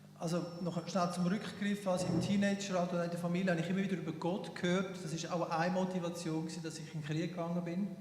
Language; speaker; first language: German; native; German